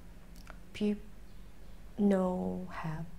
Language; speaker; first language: English; non-native, learner; Thai